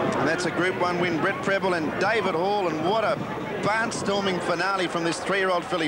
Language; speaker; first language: English; native; English